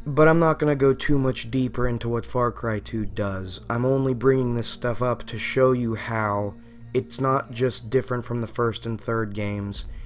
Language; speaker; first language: English; native; English